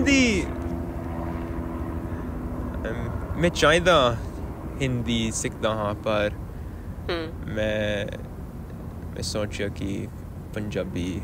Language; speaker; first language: Punjabi; non-native, learner; English